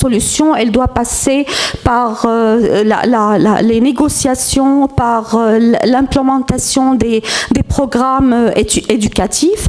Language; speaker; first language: French; non-native, fluent; Arabic